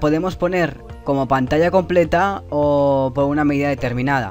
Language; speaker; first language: Spanish; native; Spanish